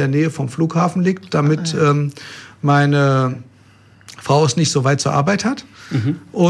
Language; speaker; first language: German; native; German